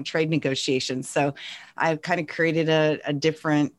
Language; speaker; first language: English; native; English